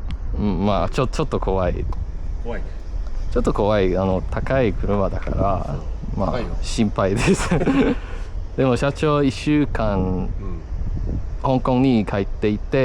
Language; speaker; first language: Japanese; non-native, learner; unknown